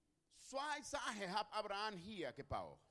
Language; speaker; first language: German; non-native, learner; Spanish